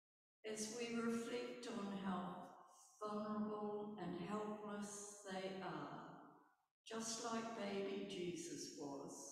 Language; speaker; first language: English; native; English